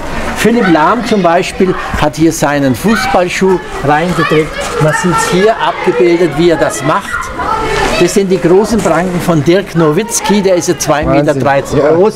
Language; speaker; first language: German; native; German